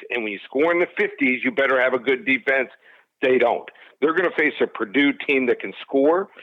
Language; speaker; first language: English; native; English